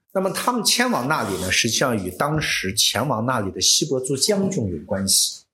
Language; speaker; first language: Chinese; non-native, local second language; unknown